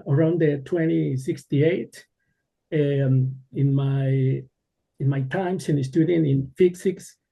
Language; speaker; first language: English; non-native, learner; Spanish